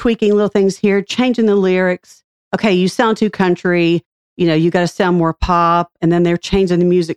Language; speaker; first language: English; native; English